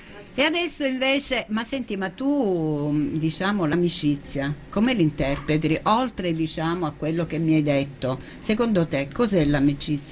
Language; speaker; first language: Italian; native; Italian